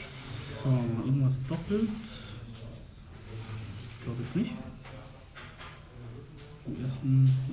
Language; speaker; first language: German; native; German